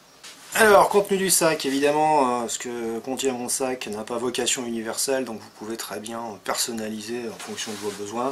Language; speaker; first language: French; native; French